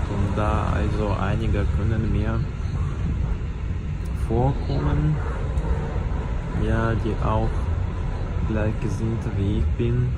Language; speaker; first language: German; non-native, learner; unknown